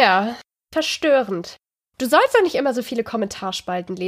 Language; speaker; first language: German; native; German